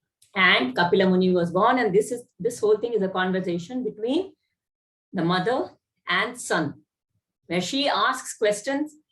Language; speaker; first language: English; non-native, local second language; Kannada